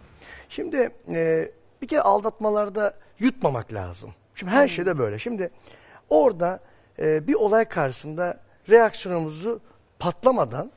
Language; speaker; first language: Turkish; native; Turkish